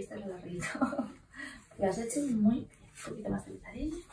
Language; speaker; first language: Spanish; native; Spanish